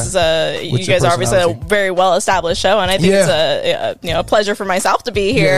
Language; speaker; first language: English; native; English